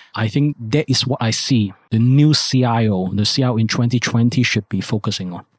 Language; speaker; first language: English; non-native, local second language; Cantonese